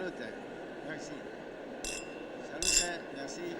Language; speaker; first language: French; non-native, learner; Italian